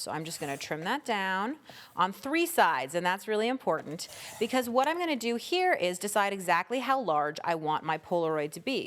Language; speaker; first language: English; native; English